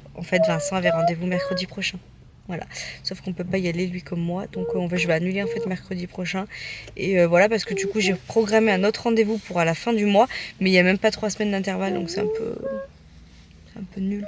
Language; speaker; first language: French; native; French